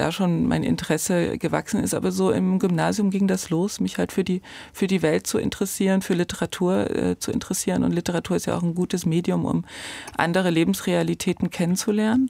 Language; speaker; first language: German; native; German